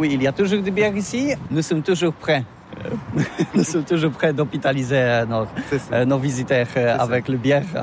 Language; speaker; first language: French; non-native, learner; Polish